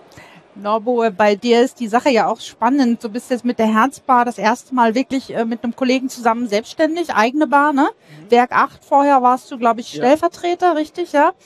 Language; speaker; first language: German; native; German